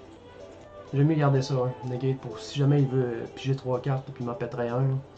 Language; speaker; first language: French; native; French